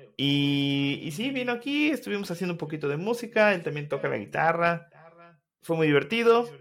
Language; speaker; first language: Spanish; native; Spanish